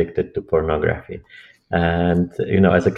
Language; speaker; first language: English; non-native, fluent; Polish